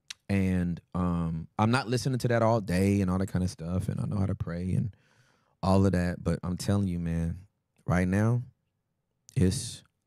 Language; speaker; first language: English; native; English